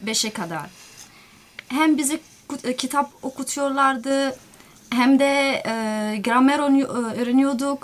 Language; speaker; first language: Turkish; non-native, fluent; Somali